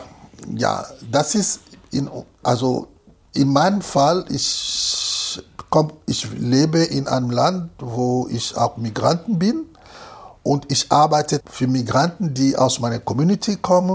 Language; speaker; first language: German; non-native, fluent; Lingala